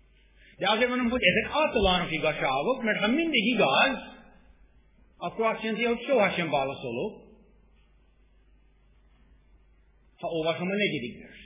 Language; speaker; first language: Hungarian; non-native, fluent; English